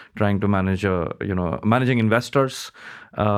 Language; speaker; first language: English; non-native, local second language; Hindi